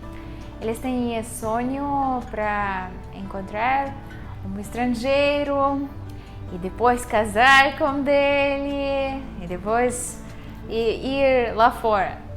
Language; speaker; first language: Portuguese; non-native, fluent; Russian